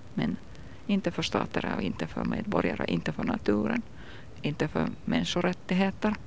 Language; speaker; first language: Swedish; non-native, local second language; Finnish